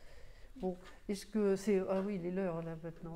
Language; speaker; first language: French; native; French